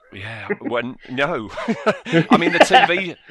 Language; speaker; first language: English; native; English